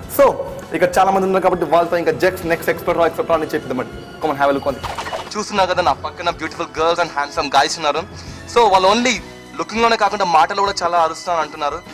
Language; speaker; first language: Telugu; native; Telugu